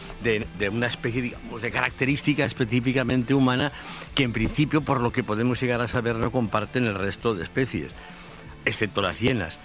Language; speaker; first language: Spanish; native; Spanish